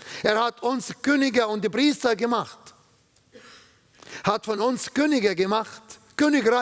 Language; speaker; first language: German; non-native, learner; Arabic